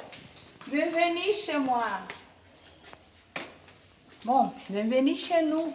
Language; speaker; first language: French; non-native, learner; Portuguese